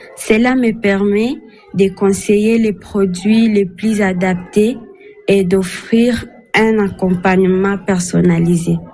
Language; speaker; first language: French; non-native, local second language; Swahili